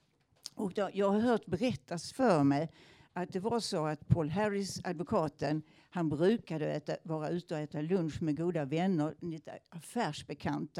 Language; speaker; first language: Swedish; native; Swedish